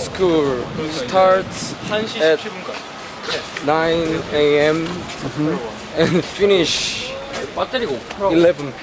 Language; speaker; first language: English; non-native, learner; Korean